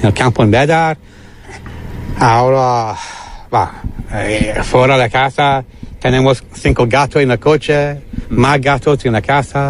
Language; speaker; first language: Spanish; non-native, learner; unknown